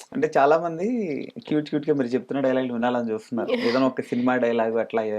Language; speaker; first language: Telugu; native; Telugu